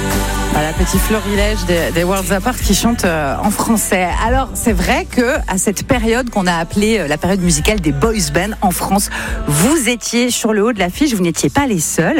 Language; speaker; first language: French; native; French